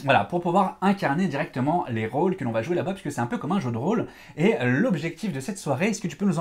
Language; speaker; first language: French; native; French